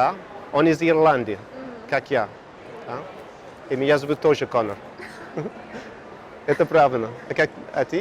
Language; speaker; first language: Russian; non-native, learner; English